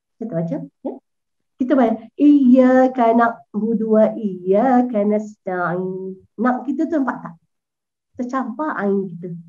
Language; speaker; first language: Malay; native; Malay